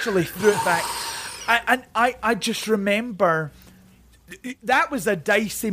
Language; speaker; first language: English; native; English